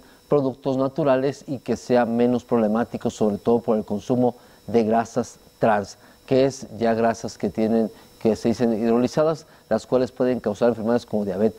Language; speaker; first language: Spanish; native; Spanish